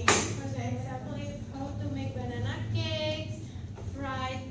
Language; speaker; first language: English; non-native, fluent; Indonesian